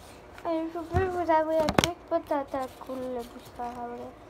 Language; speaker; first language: French; native; French